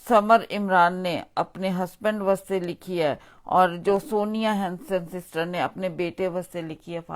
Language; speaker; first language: Hindi; non-native, local second language; Punjabi